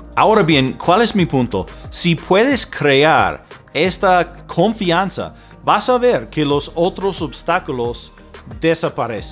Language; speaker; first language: Spanish; non-native, fluent; English